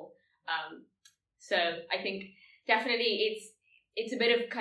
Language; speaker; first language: English; non-native, local second language; Tamil